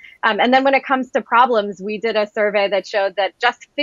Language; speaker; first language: English; native; English